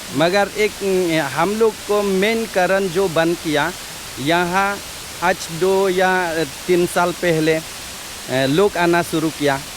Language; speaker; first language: Hindi; non-native, local second language; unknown